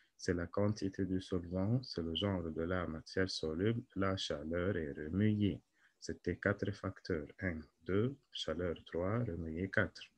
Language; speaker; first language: French; non-native, local second language; Arabic